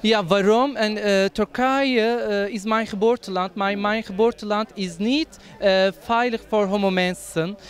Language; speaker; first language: Dutch; non-native, learner; Turkish